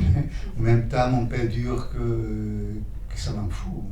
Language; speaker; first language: French; non-native, fluent; Spanish